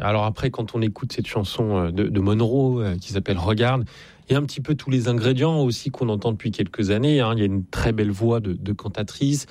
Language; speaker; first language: French; native; French